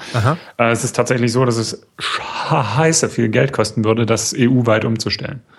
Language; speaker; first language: German; native; German